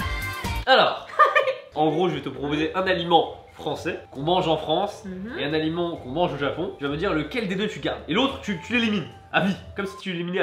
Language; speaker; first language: French; native; French